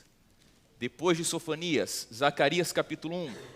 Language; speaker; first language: Portuguese; native; Portuguese